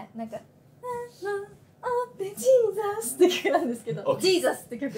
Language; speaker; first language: Japanese; native; Japanese